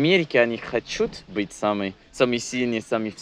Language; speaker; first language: Russian; non-native, learner; English